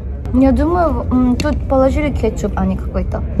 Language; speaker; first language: Russian; non-native, learner; Korean